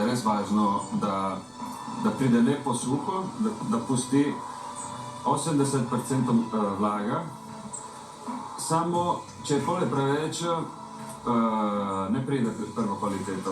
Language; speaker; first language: Slovenian; non-native, learner; Italian